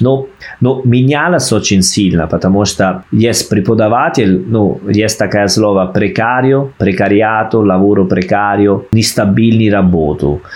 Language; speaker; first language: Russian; non-native, fluent; Italian